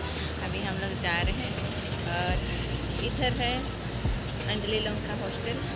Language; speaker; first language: Hindi; non-native, local second language; Odia